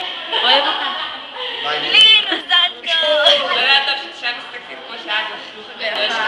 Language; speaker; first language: Hebrew; native; Hebrew